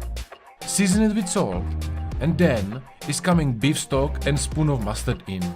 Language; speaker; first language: English; non-native, fluent; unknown